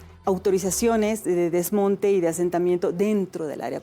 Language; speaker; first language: Spanish; native; Spanish